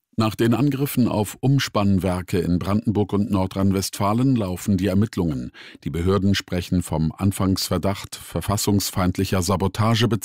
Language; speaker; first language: German; native; German